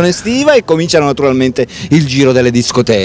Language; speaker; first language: Italian; native; Italian